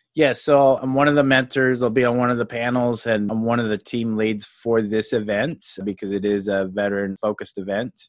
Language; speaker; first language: English; native; English